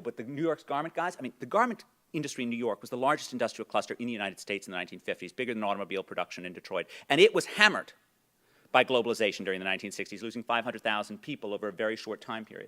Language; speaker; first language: English; native; English